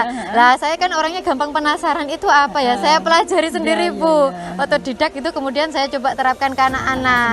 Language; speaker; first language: Indonesian; native; Indonesian